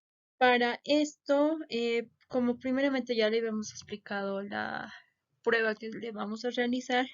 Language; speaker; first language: Spanish; native; Spanish